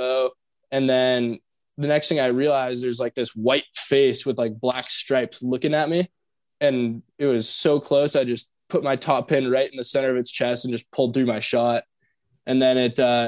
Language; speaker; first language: English; native; English